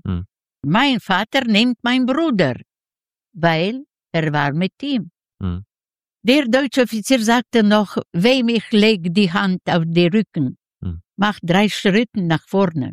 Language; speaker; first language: German; non-native, learner; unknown